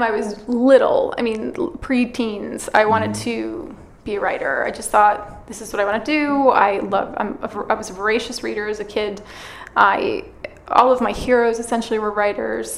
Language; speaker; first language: English; native; English